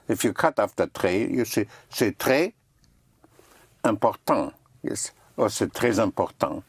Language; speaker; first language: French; non-native, fluent; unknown